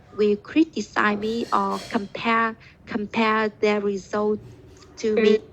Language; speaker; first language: English; non-native, learner; Vietnamese